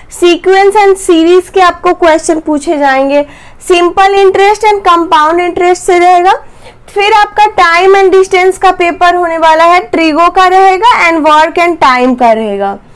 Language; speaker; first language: Hindi; native; Hindi